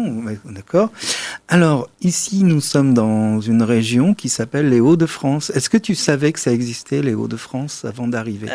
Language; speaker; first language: French; native; French